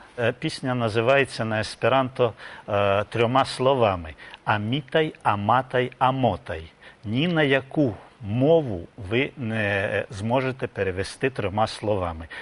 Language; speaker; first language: Ukrainian; non-native, local second language; Russian